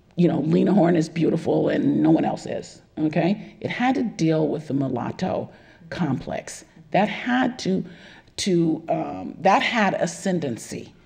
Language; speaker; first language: English; native; English